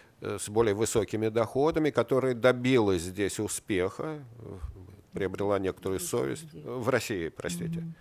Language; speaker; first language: Russian; native; Russian